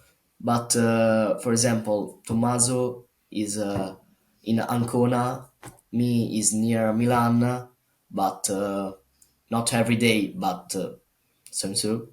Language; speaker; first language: English; non-native, learner; Italian